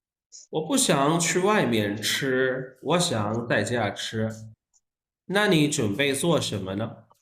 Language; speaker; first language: Chinese; non-native, fluent; Urdu